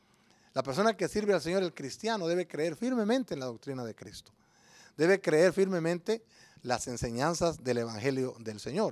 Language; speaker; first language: Spanish; native; Spanish